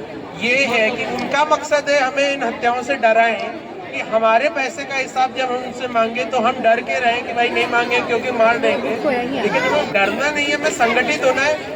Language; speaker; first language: Hindi; native; Hindi